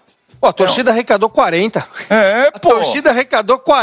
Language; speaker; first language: Portuguese; native; Portuguese